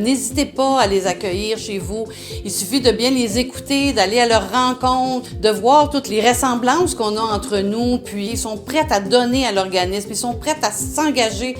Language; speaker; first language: French; native; French